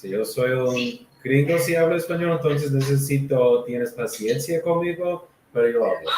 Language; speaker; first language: Spanish; non-native, learner; English